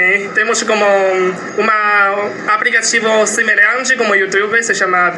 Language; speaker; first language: Portuguese; non-native, learner; Chinese